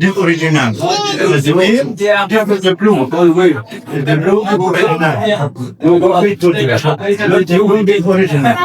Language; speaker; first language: Dutch; non-native, learner; Arabic